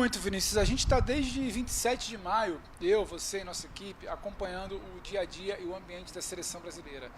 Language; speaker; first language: Portuguese; native; Portuguese